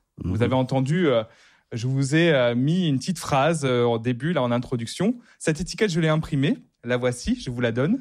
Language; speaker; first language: French; native; French